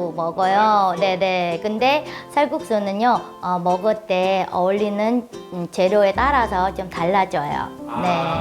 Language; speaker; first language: Korean; non-native, fluent; Vietnamese